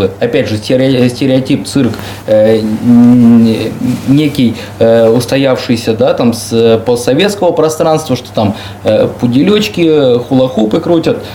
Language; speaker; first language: Russian; native; Russian